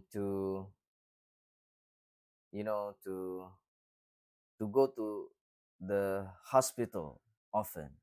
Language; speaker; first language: English; non-native, fluent; Indonesian